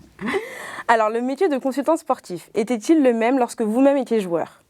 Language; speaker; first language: French; native; French